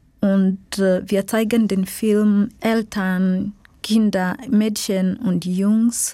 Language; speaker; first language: German; non-native, fluent; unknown